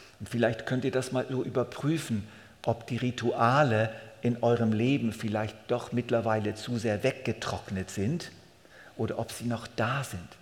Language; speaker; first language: German; native; German